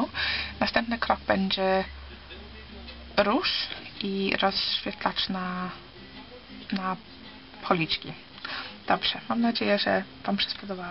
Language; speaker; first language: Polish; early bilingual, heritage; Polish